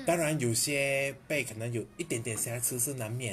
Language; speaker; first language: Chinese; native; Chinese